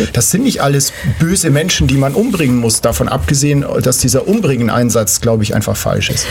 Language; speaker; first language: German; native; German